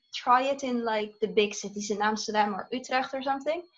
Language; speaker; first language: English; non-native, fluent; Dutch